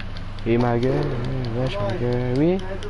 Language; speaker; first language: French; non-native, local second language; Réunion Creole French